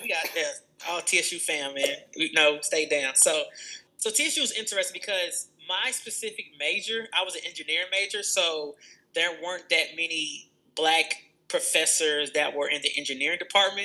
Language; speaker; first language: English; native; English